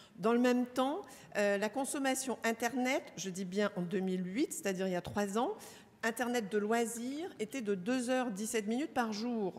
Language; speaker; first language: French; native; French